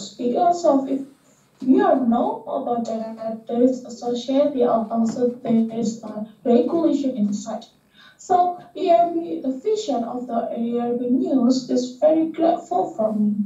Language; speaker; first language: English; non-native, learner; Indonesian